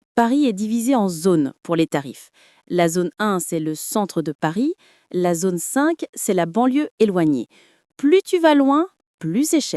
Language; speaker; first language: French; non-native, fluent; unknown